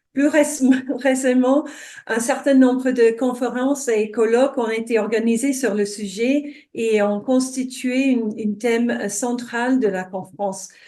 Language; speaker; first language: French; non-native, fluent; English